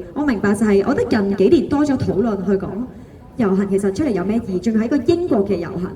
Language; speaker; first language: Cantonese; native; Cantonese